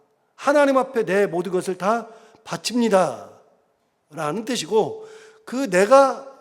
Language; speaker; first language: Korean; native; Korean